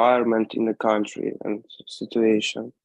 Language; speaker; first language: English; non-native, learner; Ukrainian